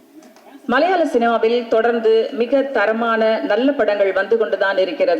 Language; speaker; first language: Tamil; native; Tamil